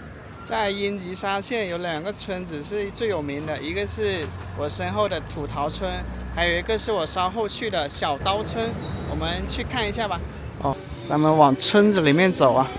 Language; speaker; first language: Chinese; native; Chinese